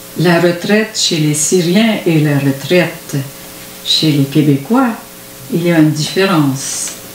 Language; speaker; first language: French; non-native, fluent; Arabic